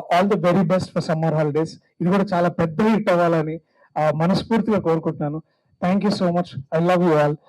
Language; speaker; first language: Telugu; native; Telugu